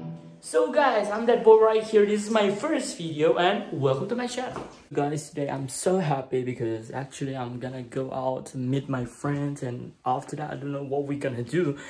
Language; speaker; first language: English; non-native, learner; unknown